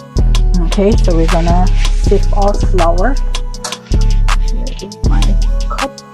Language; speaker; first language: English; native; English